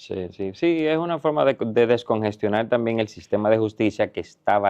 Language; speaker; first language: Spanish; native; Spanish